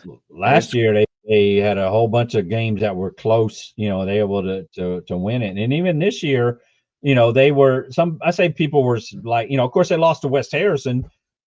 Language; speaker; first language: English; native; English